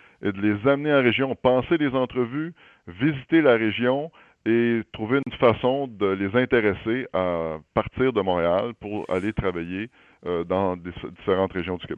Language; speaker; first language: French; native; French